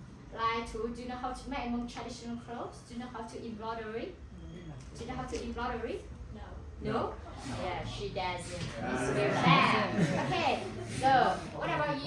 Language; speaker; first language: English; non-native, learner; Hmong